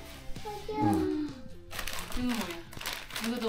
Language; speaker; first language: Korean; non-native, fluent; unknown